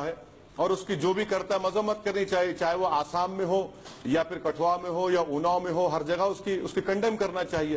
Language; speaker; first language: Urdu; native; Urdu